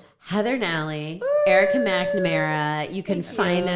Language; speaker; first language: English; native; English